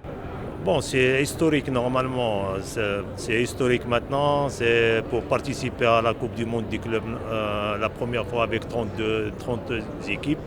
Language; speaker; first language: French; non-native, local second language; Arabic